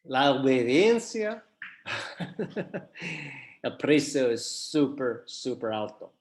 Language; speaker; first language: Spanish; non-native, fluent; English